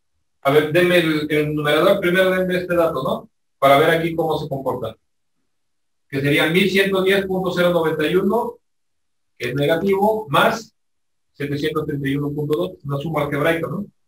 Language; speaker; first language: Spanish; native; Spanish